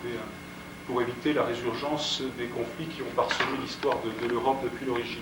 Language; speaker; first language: French; native; French